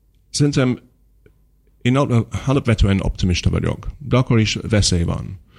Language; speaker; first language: Hungarian; non-native, fluent; English